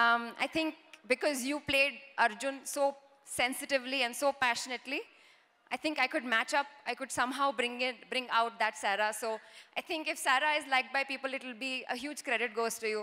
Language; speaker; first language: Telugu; non-native, learner; Kannada